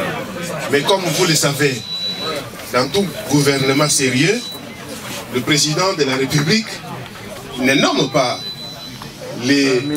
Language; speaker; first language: French; non-native, local second language; Lingala